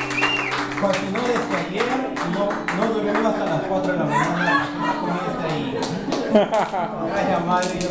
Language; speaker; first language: Spanish; early bilingual, heritage; Spanish